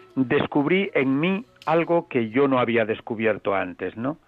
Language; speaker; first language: Spanish; native; Spanish